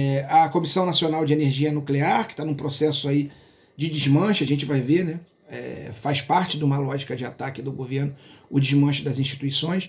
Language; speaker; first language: Portuguese; native; Portuguese